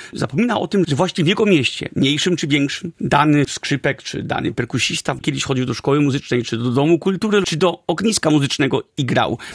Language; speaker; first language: Polish; early bilingual, heritage; Polish